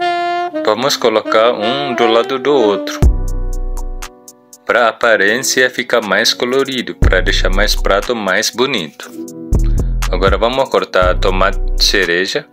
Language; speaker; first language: Portuguese; non-native, learner; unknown